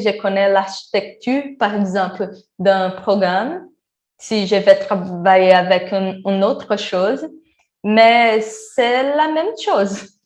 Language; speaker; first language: French; non-native, learner; Portuguese